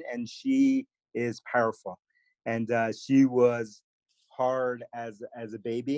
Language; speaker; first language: English; early bilingual, other home language; Spanish